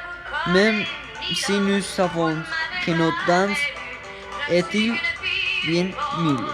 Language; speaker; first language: French; non-native, learner; Spanish